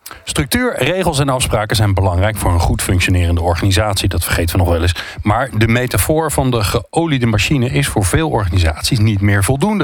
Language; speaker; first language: Dutch; native; Dutch